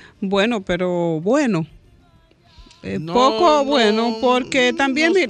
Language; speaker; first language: Spanish; native; Spanish